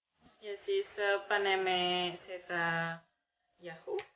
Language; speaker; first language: Estonian; non-native, learner; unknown